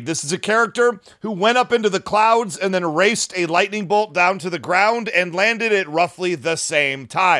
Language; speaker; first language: English; native; English